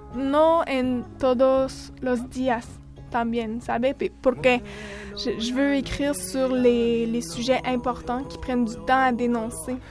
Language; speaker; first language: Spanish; non-native, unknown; French